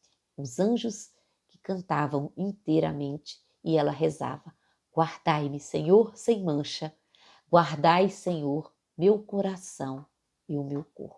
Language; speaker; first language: Portuguese; native; Portuguese